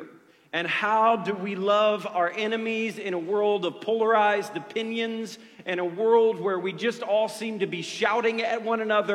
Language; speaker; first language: English; native; English